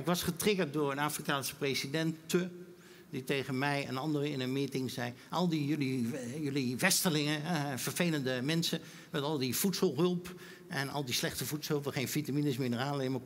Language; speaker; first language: Dutch; native; Dutch